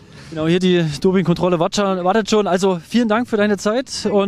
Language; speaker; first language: German; native; German